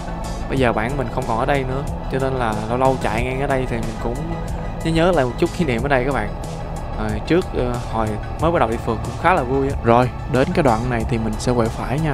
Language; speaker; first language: Vietnamese; native; Vietnamese